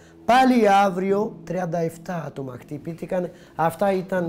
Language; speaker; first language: Greek; non-native, fluent; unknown